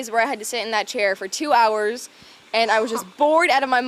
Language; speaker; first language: English; native; English